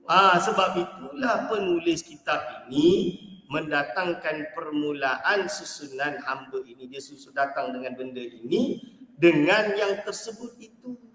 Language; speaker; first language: Malay; native; Malay